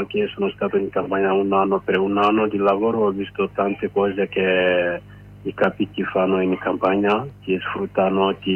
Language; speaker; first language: Italian; non-native, learner; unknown